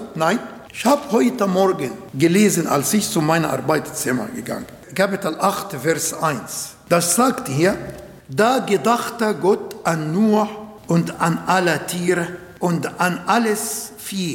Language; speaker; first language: German; non-native, learner; Arabic